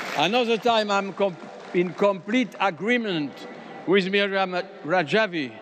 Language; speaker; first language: English; non-native, fluent; French